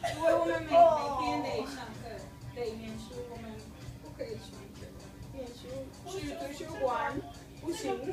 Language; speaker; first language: Chinese; non-native, learner; Spanish